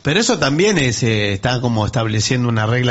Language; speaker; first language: Spanish; native; Spanish